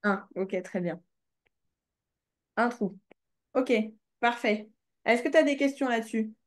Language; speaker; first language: French; native; French